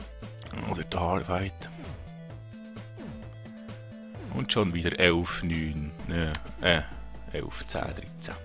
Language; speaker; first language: German; native; German